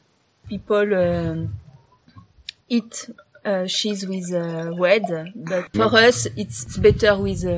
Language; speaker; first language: English; non-native, learner; French